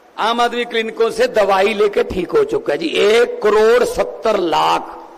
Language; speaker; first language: Hindi; non-native, local second language; Punjabi